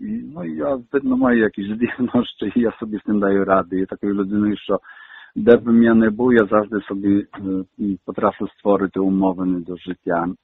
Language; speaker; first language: Ukrainian; early bilingual, heritage; Ukrainian